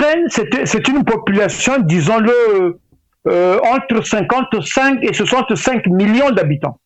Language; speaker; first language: French; non-native, local second language; Lingala